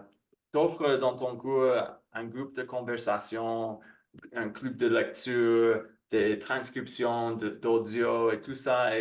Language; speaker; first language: French; non-native, fluent; English